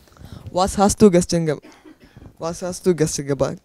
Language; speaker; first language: German; non-native, learner; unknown